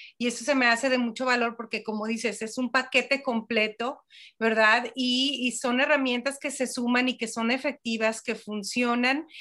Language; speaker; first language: Spanish; native; Spanish